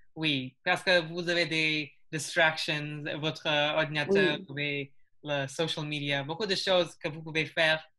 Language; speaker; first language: French; non-native, learner; English